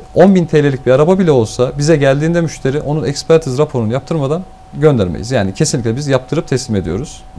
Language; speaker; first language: Turkish; native; Turkish